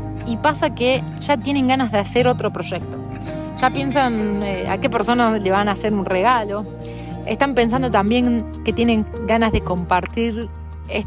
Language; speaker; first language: Spanish; native; Spanish